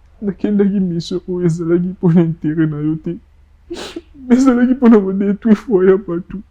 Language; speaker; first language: Lingala; non-native, local second language; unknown